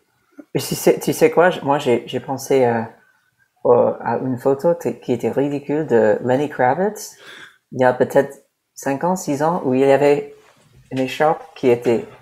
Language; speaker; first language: French; non-native, learner; English